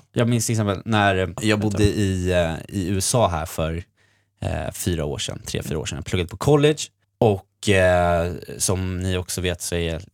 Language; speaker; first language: Swedish; native; Swedish